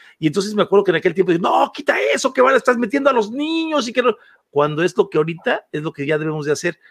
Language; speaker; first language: Spanish; native; Spanish